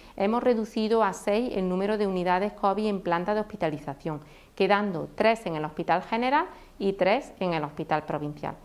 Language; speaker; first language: Spanish; native; Spanish